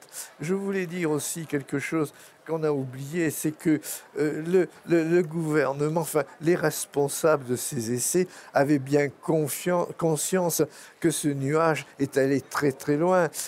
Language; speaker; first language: French; native; French